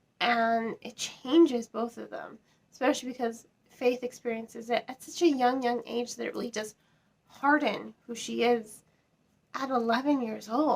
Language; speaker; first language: English; native; English